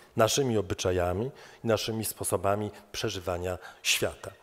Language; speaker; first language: Polish; native; Polish